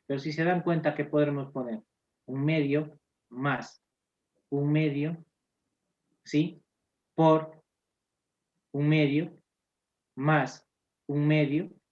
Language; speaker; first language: Spanish; native; Spanish